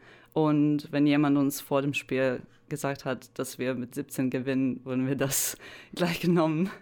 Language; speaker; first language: German; non-native, fluent; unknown